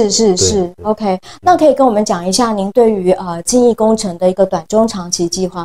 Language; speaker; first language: Chinese; native; Chinese